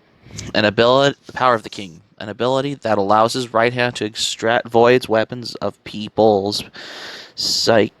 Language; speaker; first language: English; native; English